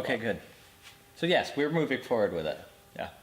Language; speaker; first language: English; native; English